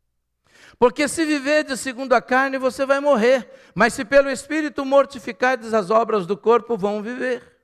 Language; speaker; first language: Portuguese; native; Portuguese